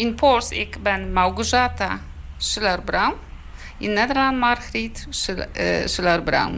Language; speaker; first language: Dutch; non-native, learner; Polish